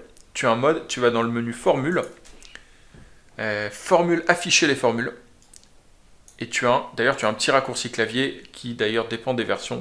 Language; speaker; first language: French; native; French